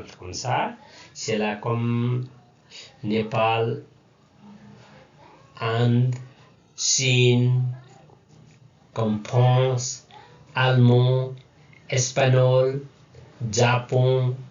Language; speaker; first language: French; non-native, learner; Nepali